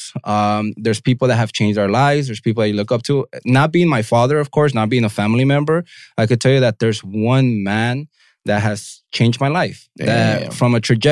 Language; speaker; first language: English; native; English